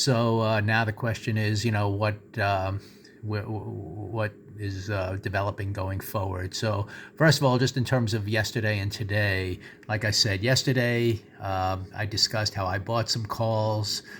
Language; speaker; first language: English; native; English